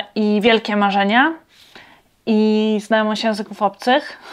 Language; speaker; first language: Polish; non-native, fluent; Latvian